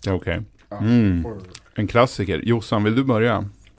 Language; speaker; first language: Swedish; native; Swedish